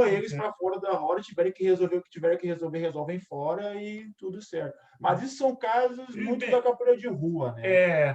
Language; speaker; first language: Portuguese; native; Portuguese